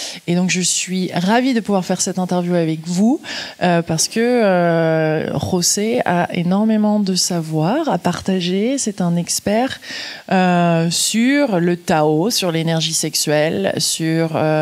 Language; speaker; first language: French; native; French